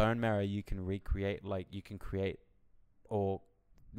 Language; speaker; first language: English; native; English